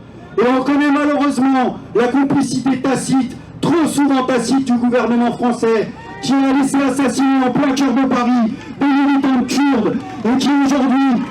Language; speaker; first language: French; native; French